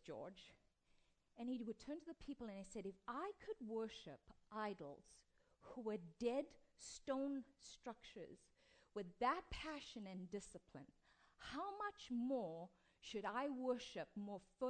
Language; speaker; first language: English; native; English